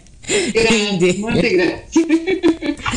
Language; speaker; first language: Italian; early bilingual, heritage; Portuguese